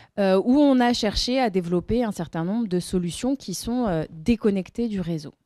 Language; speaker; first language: French; native; French